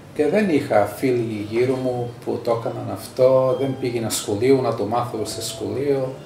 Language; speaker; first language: Greek; early bilingual, heritage; Greek